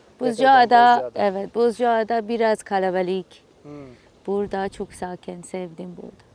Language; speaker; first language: Turkish; non-native, learner; Persian